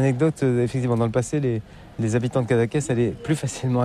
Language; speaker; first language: French; native; French